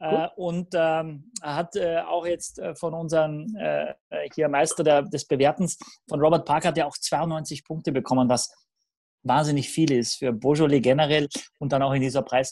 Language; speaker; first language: German; native; German